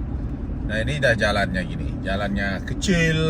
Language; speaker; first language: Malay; non-native, local second language; Balinese